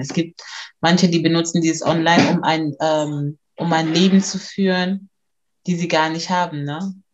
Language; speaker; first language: German; early bilingual, other home language; Lingala